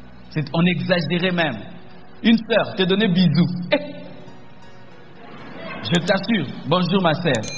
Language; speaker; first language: French; non-native, local second language; Lingala